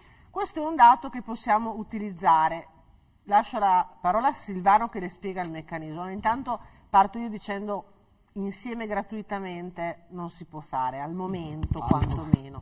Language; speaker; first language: Italian; native; Italian